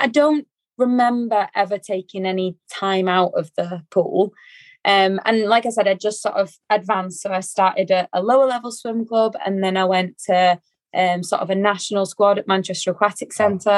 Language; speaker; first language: English; native; English